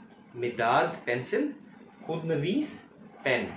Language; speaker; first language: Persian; non-native, fluent; Urdu